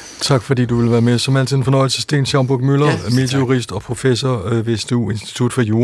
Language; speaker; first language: Danish; native; Danish